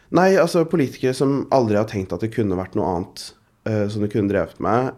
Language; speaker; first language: Norwegian; early bilingual, other home language; Urdu